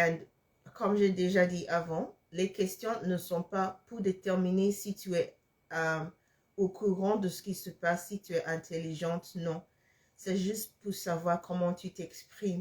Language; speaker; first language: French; non-native, fluent; English